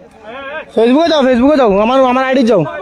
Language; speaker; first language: Hindi; non-native, learner; Bangla